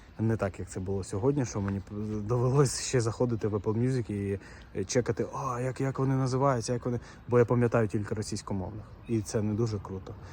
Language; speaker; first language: Ukrainian; non-native, local second language; Russian